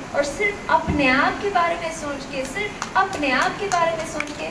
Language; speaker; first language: Hindi; early bilingual, other home language; Urdu